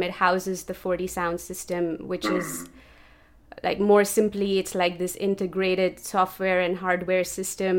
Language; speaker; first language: English; non-native, local second language; Urdu